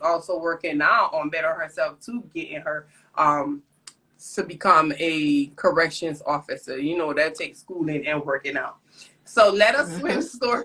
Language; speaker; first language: English; native; English